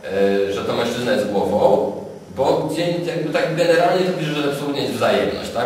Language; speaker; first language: Polish; native; Polish